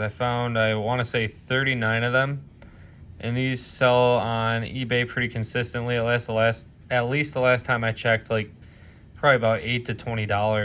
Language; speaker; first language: English; native; English